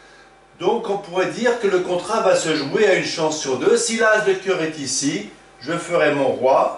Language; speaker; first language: French; native; French